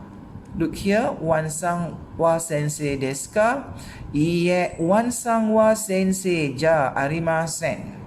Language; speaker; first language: Japanese; non-native, fluent; Malay